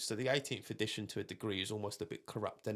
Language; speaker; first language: English; native; English